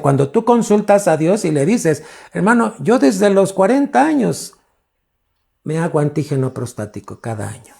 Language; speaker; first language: Spanish; native; Spanish